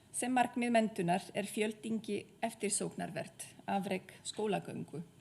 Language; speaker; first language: Icelandic; non-native, fluent; Czech